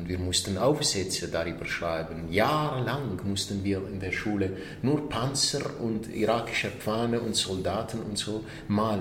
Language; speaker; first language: German; non-native, fluent; Arabic